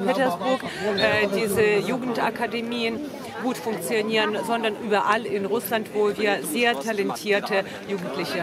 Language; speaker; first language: German; non-native, fluent; Russian